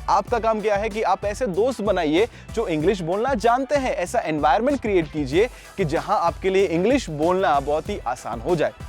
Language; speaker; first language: Hindi; non-native, local second language; Gujarati